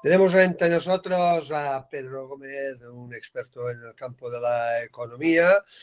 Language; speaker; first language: Spanish; non-native, local second language; Catalan